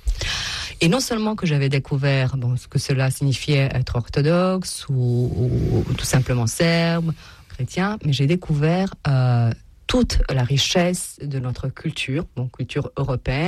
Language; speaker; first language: French; non-native, fluent; Serbian